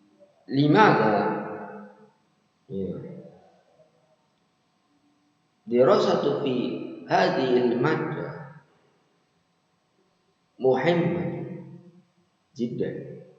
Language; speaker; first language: Arabic; non-native, fluent; Indonesian